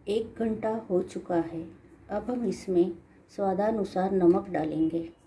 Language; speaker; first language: Hindi; non-native, local second language; Marathi